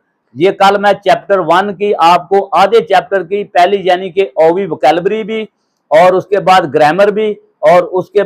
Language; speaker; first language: Hindi; non-native, local second language; Punjabi